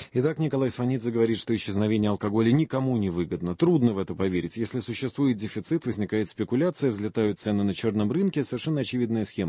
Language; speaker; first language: Russian; native; Russian